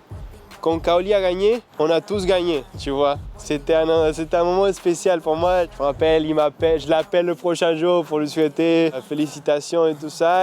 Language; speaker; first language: French; early bilingual, heritage; French